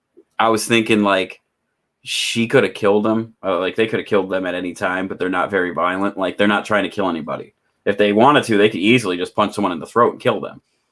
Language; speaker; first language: English; native; English